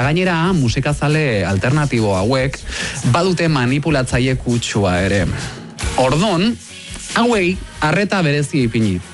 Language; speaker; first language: Basque; native; Basque